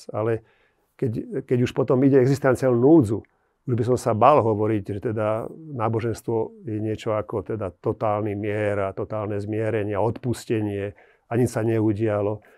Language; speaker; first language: Slovak; native; Slovak